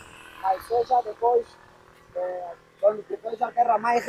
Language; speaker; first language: Portuguese; non-native, learner; Vietnamese